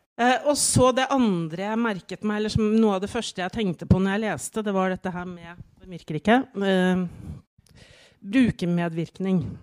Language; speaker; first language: Norwegian; native; Norwegian